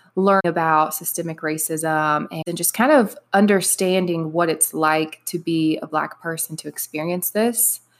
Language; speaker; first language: English; native; English